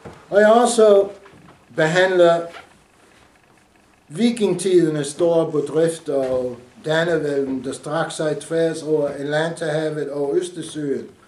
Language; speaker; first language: Danish; non-native, fluent; English